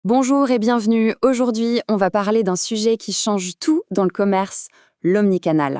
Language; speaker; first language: French; native; French